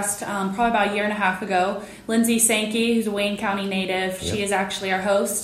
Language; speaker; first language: English; native; English